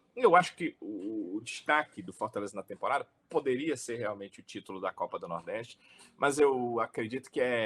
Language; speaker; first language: Portuguese; native; Portuguese